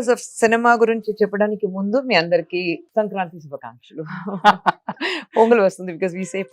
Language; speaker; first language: Telugu; non-native, fluent; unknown